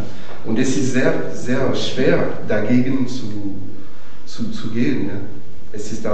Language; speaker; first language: German; non-native, fluent; French